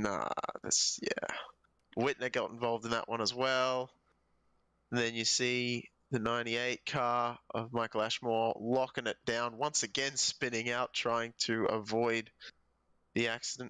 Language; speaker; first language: English; native; English